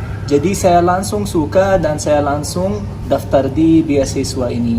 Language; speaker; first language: Indonesian; non-native, fluent; Arabic